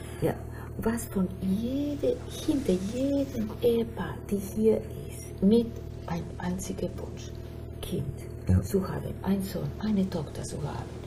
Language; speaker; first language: German; non-native, fluent; Spanish